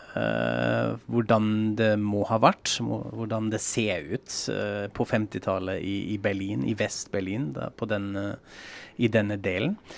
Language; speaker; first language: Norwegian; non-native, fluent; German